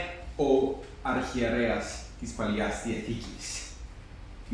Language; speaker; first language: Greek; non-native, fluent; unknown